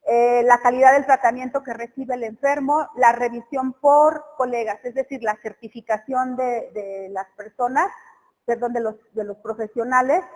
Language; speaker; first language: Spanish; native; Spanish